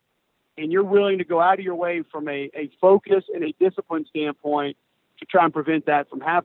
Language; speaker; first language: English; native; English